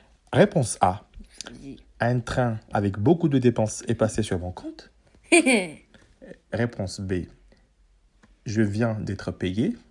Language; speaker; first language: French; native; French